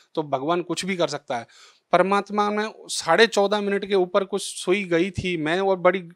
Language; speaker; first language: Hindi; native; Hindi